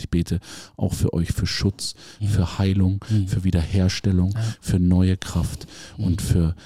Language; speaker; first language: German; native; German